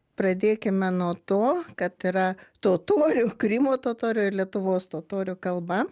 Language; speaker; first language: Lithuanian; non-native, local second language; Russian